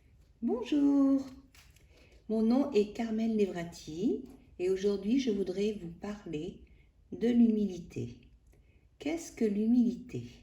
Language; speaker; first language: French; native; French